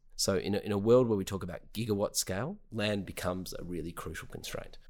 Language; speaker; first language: English; native; English